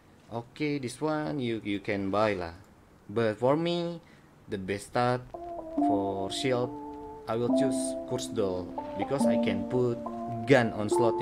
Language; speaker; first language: English; non-native, learner; Indonesian